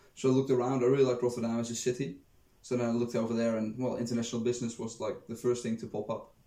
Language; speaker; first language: English; non-native, fluent; Dutch